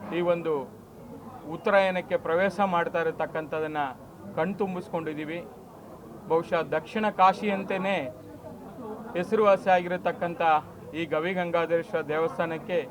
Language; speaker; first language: Kannada; native; Kannada